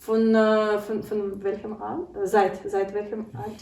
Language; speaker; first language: German; non-native, learner; Ukrainian